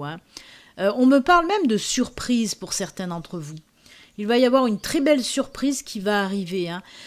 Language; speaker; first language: French; native; French